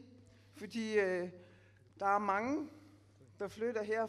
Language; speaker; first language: Danish; non-native, local second language; Kalaallisut